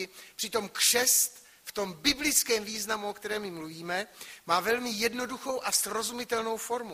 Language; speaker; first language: Czech; native; Czech